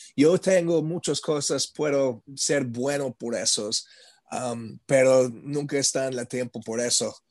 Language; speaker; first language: Spanish; non-native, learner; English